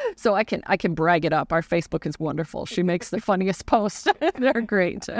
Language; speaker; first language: English; native; English